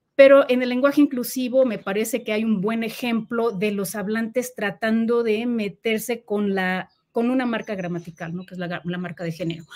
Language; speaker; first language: Spanish; native; Spanish